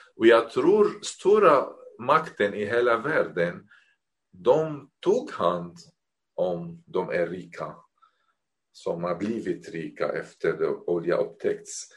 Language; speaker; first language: Swedish; non-native, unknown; Arabic